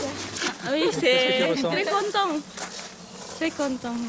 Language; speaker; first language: French; non-native, learner; Indonesian